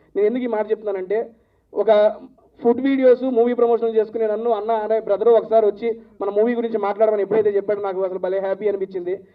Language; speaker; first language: Telugu; native; Telugu